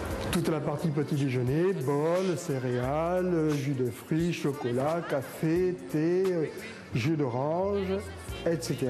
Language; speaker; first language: French; native; French